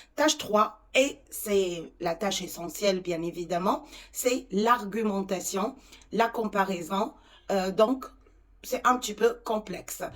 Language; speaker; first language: French; non-native, fluent; Arabic